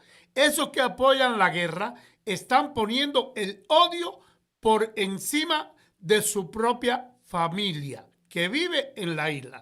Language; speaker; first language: Spanish; native; Spanish